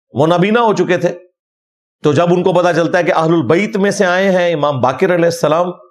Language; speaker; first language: Urdu; non-native, local second language; Punjabi